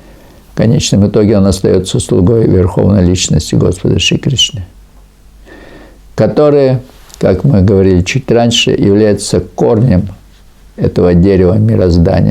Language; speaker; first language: Russian; native; Russian